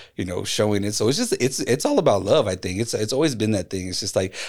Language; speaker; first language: English; native; English